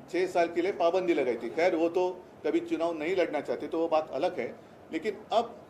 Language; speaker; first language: Hindi; non-native, local second language; Marathi